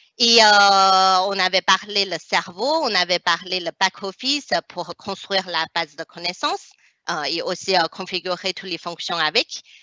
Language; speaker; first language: French; non-native, fluent; Chinese